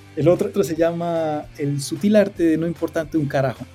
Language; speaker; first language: Spanish; native; Spanish